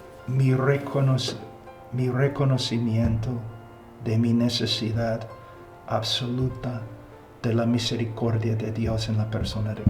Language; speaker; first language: Spanish; non-native, fluent; English